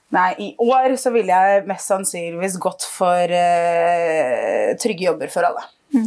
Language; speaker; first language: Norwegian; early bilingual, other home language; Arabic